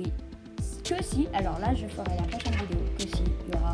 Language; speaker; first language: French; native; French